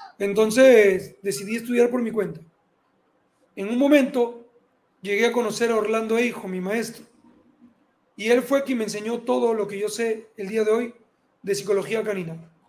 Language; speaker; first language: Spanish; native; Spanish